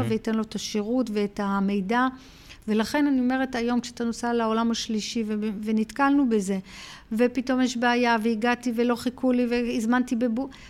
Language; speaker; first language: Hebrew; early bilingual, heritage; Hebrew